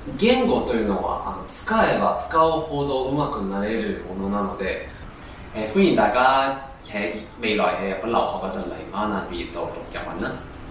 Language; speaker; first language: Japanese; non-native, fluent; Cantonese